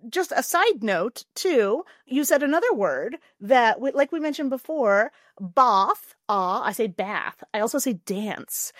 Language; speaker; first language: English; native; English